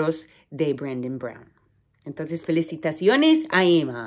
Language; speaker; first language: Spanish; non-native, fluent; English